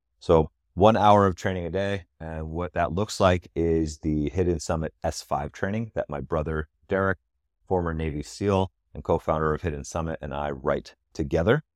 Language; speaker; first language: English; native; English